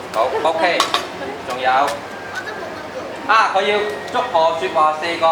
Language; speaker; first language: Cantonese; native; Cantonese